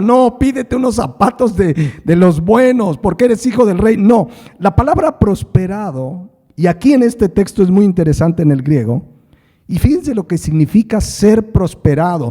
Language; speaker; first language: Spanish; native; Spanish